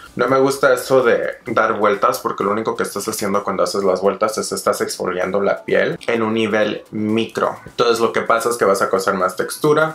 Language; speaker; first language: Spanish; early bilingual, heritage; Spanish